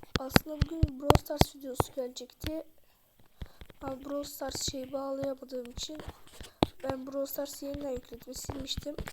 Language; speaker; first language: Turkish; native; Turkish